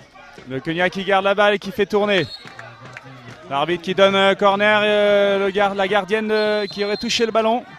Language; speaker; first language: French; native; French